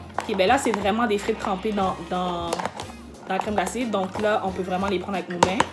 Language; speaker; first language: French; native; French